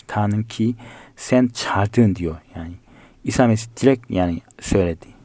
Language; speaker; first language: Turkish; non-native, fluent; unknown